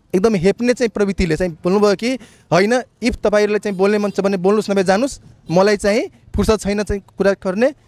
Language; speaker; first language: Nepali; non-native, local second language; Maithili